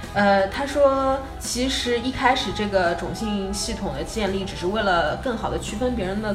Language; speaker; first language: Chinese; native; Chinese